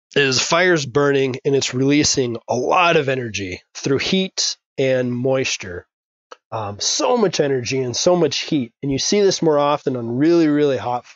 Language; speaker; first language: English; native; English